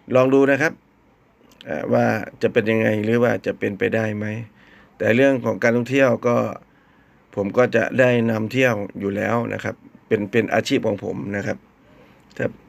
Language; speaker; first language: Thai; native; Thai